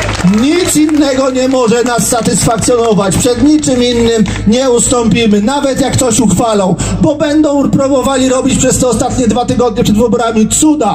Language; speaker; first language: Polish; native; Polish